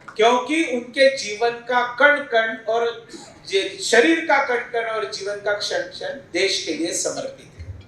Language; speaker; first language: Hindi; non-native, local second language; Marathi